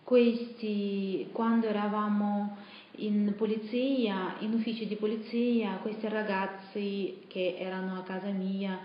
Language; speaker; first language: Italian; non-native, fluent; Russian